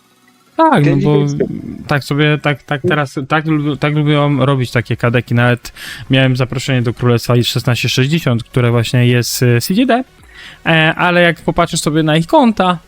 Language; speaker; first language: Polish; native; Polish